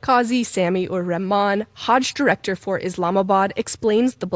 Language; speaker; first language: English; native; English